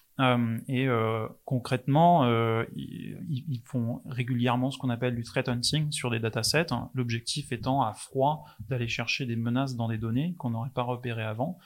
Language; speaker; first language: French; non-native, fluent; English